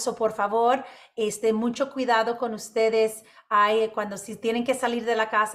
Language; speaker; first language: Spanish; non-native, local second language; English